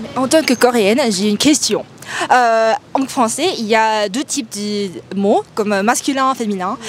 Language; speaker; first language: French; non-native, fluent; Korean